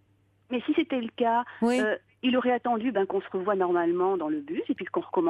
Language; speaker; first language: French; native; French